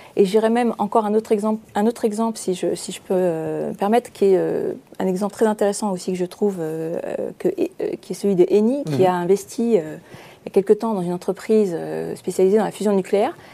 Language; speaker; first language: French; native; French